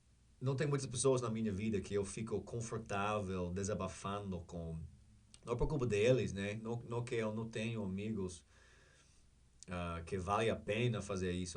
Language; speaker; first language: Portuguese; non-native, learner; English